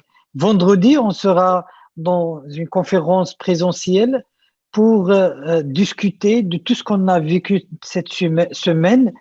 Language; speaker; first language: French; non-native, local second language; Arabic